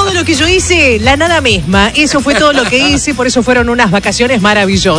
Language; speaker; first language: Spanish; native; Spanish